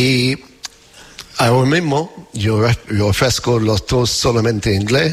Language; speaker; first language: Spanish; non-native, fluent; English